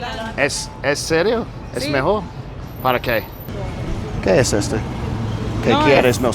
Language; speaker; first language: Spanish; non-native, learner; English